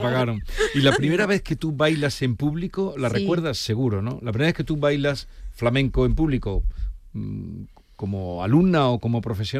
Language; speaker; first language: Spanish; native; Spanish